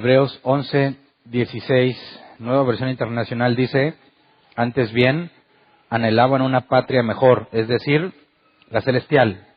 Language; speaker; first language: Spanish; native; Spanish